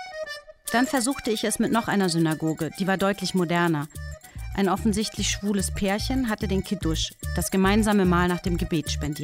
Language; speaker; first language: German; early bilingual, other home language; Polish